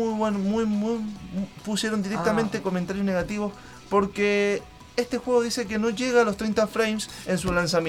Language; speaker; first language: Spanish; native; Spanish